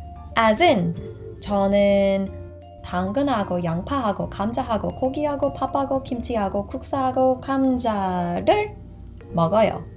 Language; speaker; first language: Korean; non-native, fluent; English